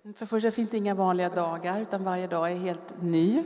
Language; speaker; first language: Swedish; native; Swedish